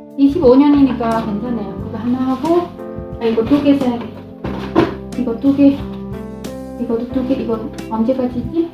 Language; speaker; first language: Korean; non-native, fluent; Vietnamese